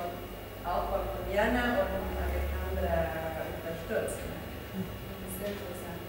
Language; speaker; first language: German; non-native, fluent; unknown